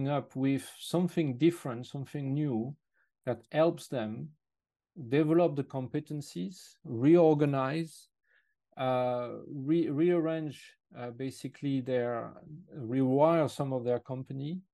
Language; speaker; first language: English; non-native, fluent; French